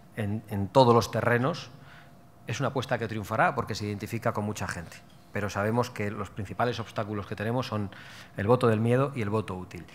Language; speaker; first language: Spanish; native; Spanish